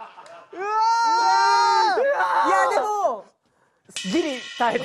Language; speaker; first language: Japanese; native; Japanese